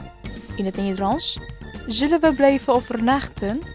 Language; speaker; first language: Dutch; non-native, learner; Indonesian